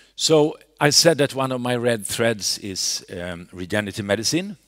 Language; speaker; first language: English; non-native, fluent; Swedish